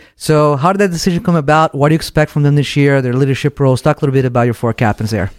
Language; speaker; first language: English; non-native, fluent; Portuguese